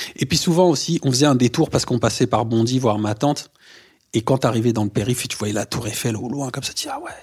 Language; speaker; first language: French; native; French